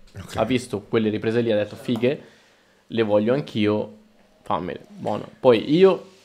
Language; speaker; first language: Italian; early bilingual, other home language; Spanish